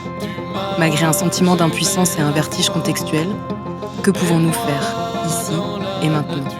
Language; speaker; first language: French; native; French